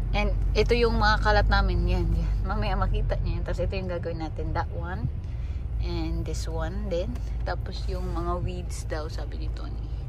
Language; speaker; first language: Filipino; non-native, local second language; Hiligaynon